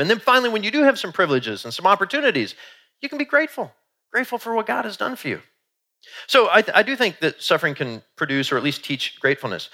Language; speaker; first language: English; native; English